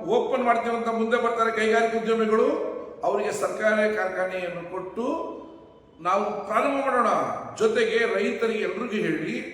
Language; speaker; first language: Kannada; non-native, local second language; Lambadi